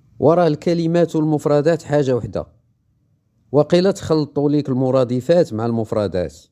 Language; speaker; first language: Arabic; native; Arabic